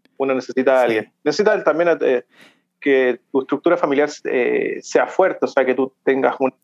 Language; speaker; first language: Spanish; native; Spanish